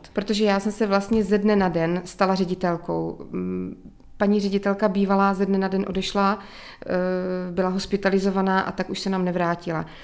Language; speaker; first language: Czech; native; Czech